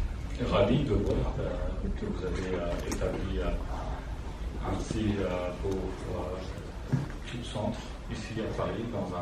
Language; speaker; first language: French; non-native, fluent; Turkish